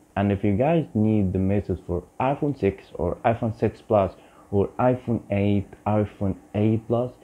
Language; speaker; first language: English; non-native, learner; Arabic